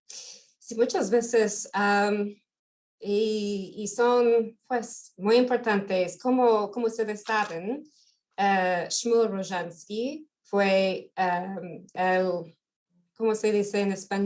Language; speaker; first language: Spanish; non-native, fluent; English